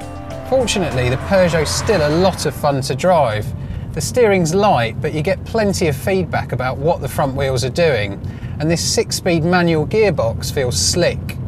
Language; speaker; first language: English; native; English